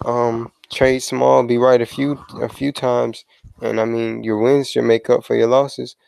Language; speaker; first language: English; native; English